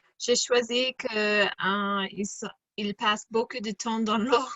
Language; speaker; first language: French; non-native, learner; English